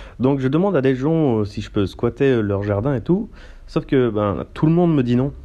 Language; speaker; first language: French; early bilingual, other home language; Turkish